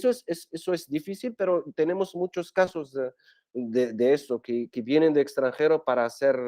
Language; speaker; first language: Spanish; non-native, fluent; Arabic